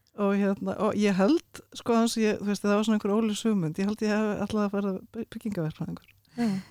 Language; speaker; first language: Icelandic; early bilingual, other home language; Russian